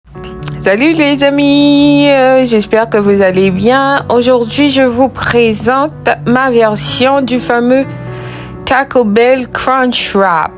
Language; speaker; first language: French; non-native, local second language; Haitian Creole